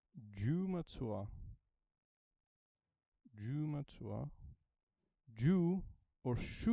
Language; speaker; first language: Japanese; non-native, learner; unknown